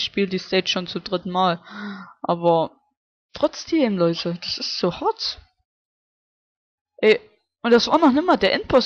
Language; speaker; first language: German; native; German